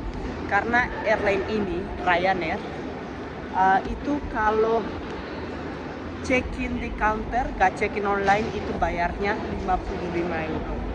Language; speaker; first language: Indonesian; non-native, fluent; Spanish